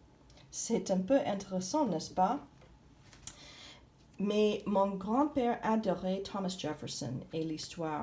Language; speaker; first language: French; non-native, fluent; English